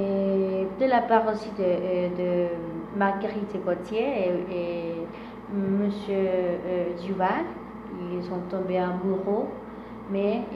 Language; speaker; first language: French; non-native, fluent; Spanish